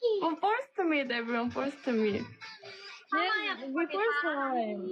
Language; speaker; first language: English; non-native, learner; Korean